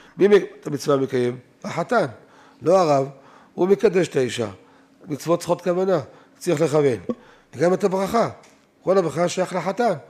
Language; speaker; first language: Hebrew; native; Hebrew